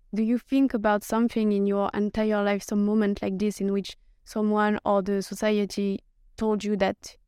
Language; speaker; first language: English; non-native, fluent; Norwegian